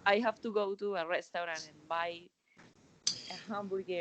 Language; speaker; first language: English; non-native, learner; Spanish